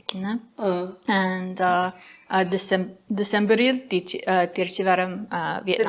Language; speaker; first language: Malayalam; non-native, learner; English